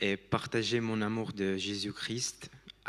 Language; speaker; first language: French; non-native, fluent; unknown